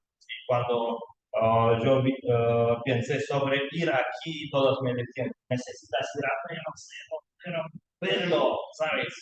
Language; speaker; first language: Spanish; non-native, learner; Lithuanian